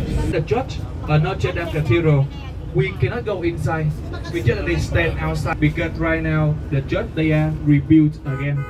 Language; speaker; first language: English; non-native, learner; Vietnamese